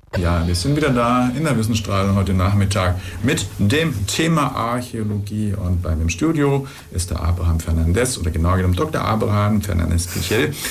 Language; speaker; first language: German; native; German